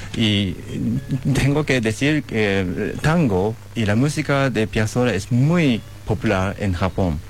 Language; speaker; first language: Spanish; non-native, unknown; Japanese